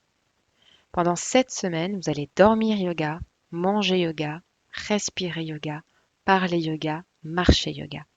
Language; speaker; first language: French; native; French